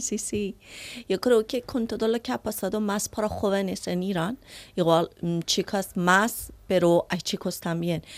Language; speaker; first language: Spanish; non-native, learner; Persian